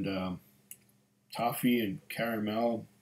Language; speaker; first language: English; native; English